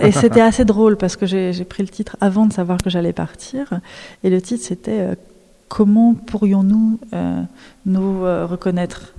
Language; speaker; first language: French; native; French